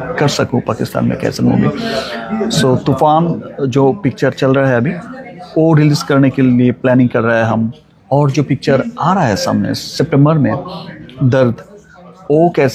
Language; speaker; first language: Hindi; non-native, learner; Bangla